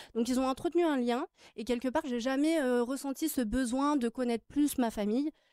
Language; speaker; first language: French; native; French